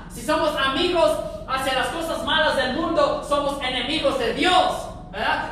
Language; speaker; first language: Spanish; early bilingual, heritage; Spanish